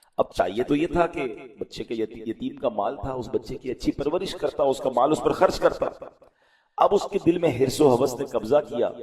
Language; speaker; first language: Urdu; native; Urdu